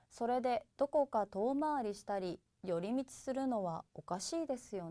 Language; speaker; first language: Japanese; native; Japanese